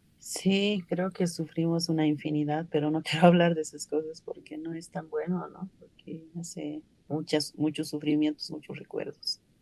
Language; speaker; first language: Spanish; non-native, local second language; Aymara